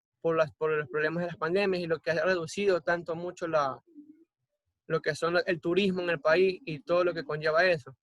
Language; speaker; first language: Spanish; native; Spanish